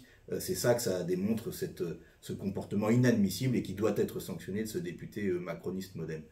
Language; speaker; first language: French; native; French